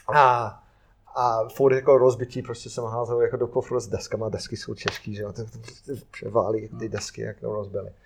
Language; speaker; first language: Czech; non-native, fluent; English